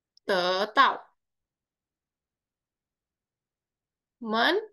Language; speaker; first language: Chinese; non-native, fluent; Indonesian